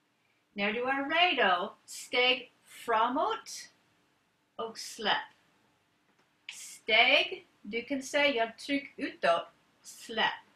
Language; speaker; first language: Swedish; non-native, learner; English